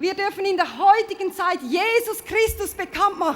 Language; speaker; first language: German; native; German